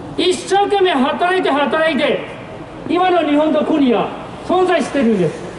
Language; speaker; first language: Japanese; non-native, fluent; Burmese